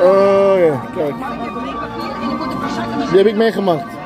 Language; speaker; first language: Dutch; non-native, learner; Indonesian